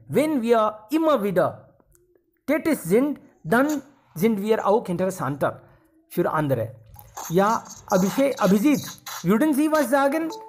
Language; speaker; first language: German; non-native, fluent; Hindi